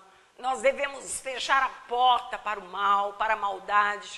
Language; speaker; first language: Portuguese; native; Portuguese